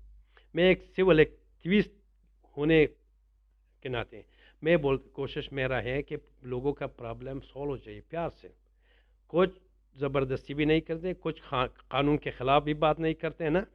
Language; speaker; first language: Hindi; non-native, learner; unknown